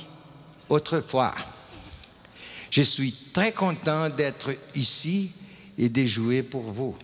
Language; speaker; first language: French; non-native, fluent; Portuguese